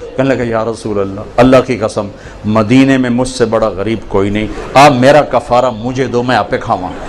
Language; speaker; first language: Urdu; non-native, local second language; Punjabi